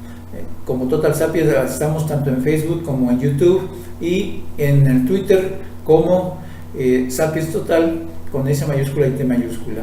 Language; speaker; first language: Spanish; native; Spanish